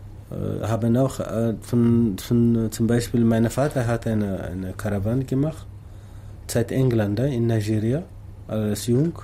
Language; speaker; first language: German; non-native, learner; Tamasheq